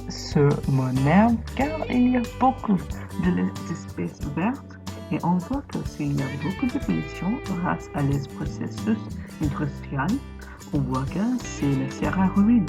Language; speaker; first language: French; non-native, learner; English